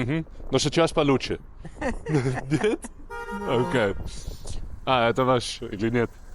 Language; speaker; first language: Russian; non-native, learner; Dutch